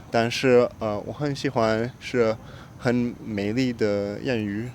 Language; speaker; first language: Chinese; early bilingual, other home language; English